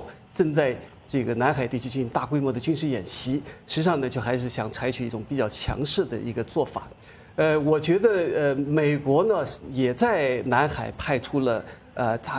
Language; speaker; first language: Chinese; native; Chinese